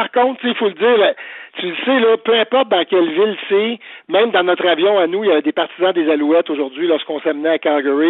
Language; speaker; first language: French; native; French